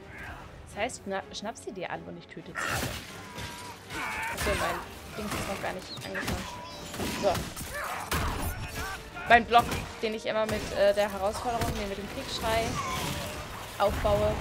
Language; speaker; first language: German; native; German